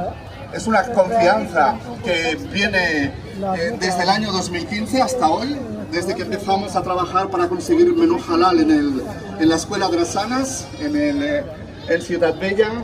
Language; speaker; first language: Spanish; native; Spanish